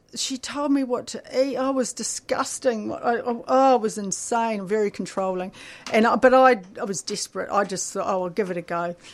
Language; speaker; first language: English; native; English